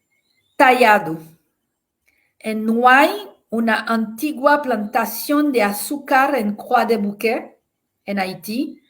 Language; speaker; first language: Spanish; non-native, fluent; French